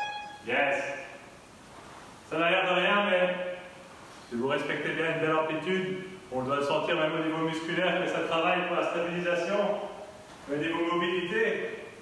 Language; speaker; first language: French; native; French